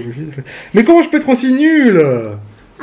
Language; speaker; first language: French; native; French